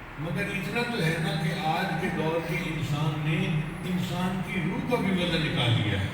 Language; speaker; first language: Urdu; non-native, local second language; Punjabi